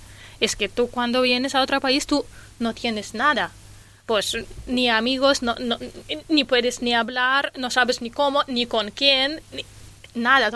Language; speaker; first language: Spanish; non-native, learner; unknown